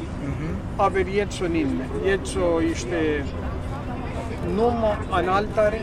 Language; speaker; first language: German; early bilingual, heritage; Spanish